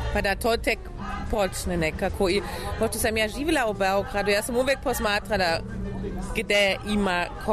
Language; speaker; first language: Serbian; non-native, learner; German